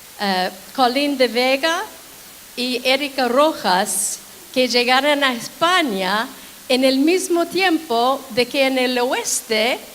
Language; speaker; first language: Spanish; non-native, fluent; English